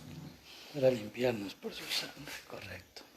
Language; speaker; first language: Spanish; native; Spanish